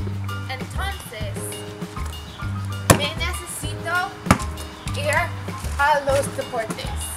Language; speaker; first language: Spanish; non-native, learner; English